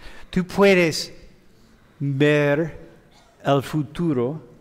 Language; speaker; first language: Spanish; non-native, fluent; English